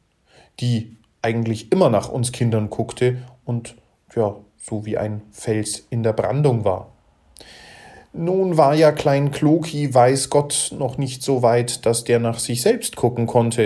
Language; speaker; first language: German; native; German